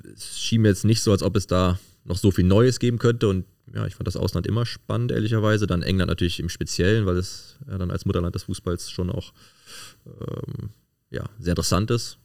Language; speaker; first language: German; native; German